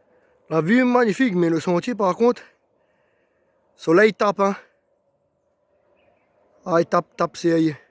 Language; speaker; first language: French; non-native, local second language; Réunion Creole French